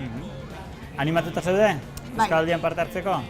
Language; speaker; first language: Basque; native; Basque